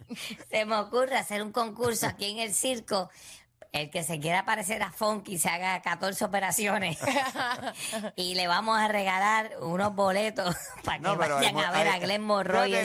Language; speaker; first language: Spanish; native; Spanish